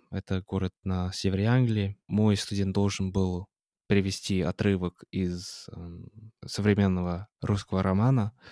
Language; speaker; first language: Russian; non-native, fluent; English